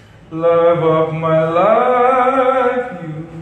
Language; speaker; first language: English; non-native, learner; Indonesian